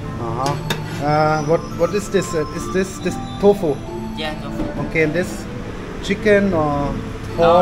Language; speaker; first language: English; non-native, learner; German